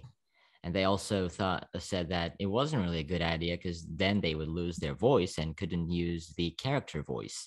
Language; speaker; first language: English; non-native, fluent; Slovak